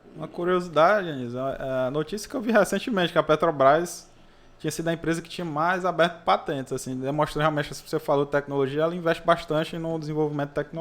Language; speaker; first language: Portuguese; native; Portuguese